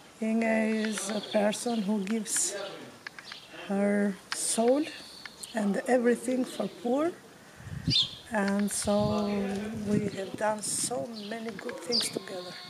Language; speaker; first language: English; non-native, fluent; Albanian